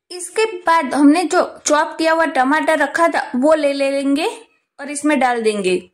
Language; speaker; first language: Hindi; non-native, local second language; Gujarati